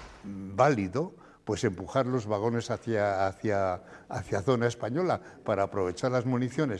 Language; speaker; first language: Spanish; native; Spanish